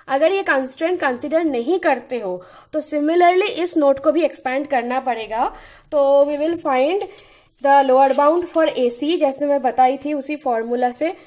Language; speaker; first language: Hindi; non-native, local second language; Bangla